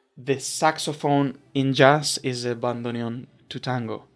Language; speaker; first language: English; non-native, fluent; Spanish